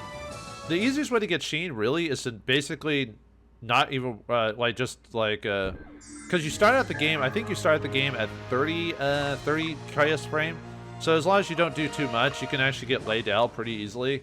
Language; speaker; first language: English; native; English